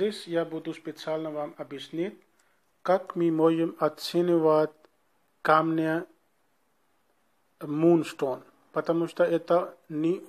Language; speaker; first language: Russian; non-native, learner; Urdu